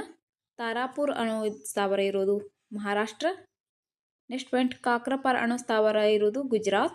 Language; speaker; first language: Kannada; native; Kannada